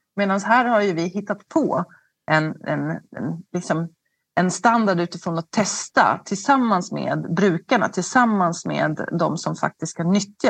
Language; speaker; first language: Swedish; native; Swedish